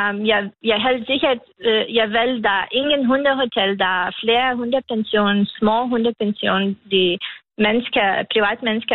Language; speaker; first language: Danish; non-native, learner; Lithuanian